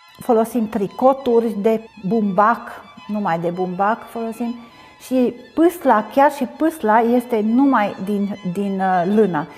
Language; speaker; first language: Romanian; non-native, local second language; Hungarian